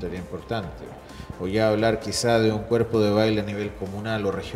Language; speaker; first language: Spanish; native; Spanish